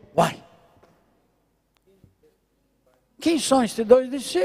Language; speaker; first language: Portuguese; non-native, fluent; Italian